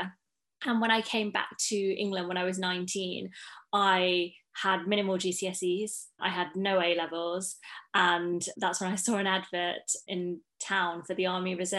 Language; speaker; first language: English; native; English